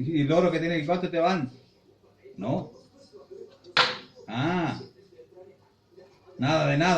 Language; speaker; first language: Spanish; native; Spanish